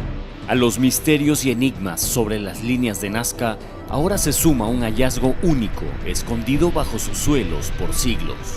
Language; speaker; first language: Spanish; native; Spanish